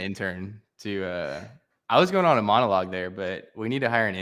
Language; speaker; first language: English; native; English